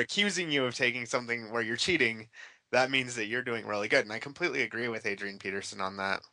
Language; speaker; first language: English; native; English